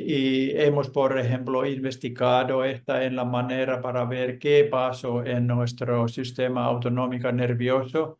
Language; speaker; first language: Spanish; non-native, fluent; Finnish